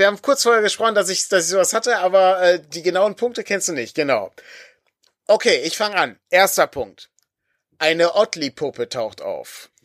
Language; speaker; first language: German; native; German